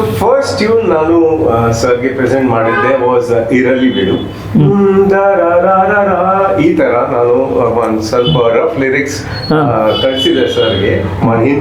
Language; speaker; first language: Kannada; non-native, learner; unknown